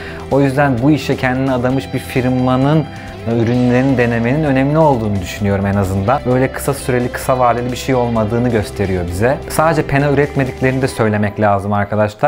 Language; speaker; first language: Turkish; native; Turkish